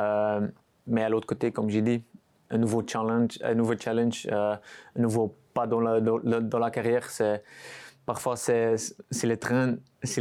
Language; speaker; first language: French; non-native, local second language; Dutch